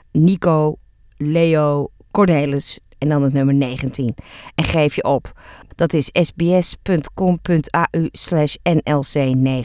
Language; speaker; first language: Dutch; native; Dutch